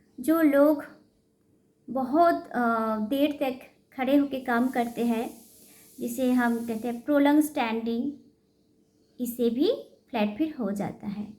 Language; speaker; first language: Hindi; non-native, local second language; Bangla